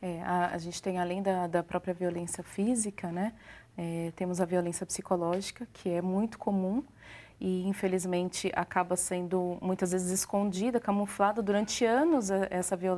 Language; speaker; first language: Portuguese; native; Portuguese